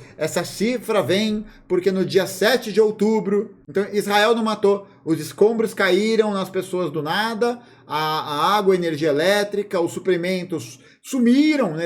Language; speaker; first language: Portuguese; native; Portuguese